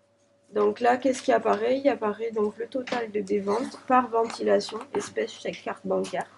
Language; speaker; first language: French; native; French